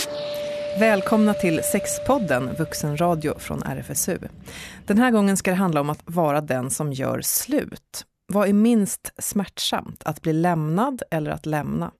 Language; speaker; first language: Swedish; native; Swedish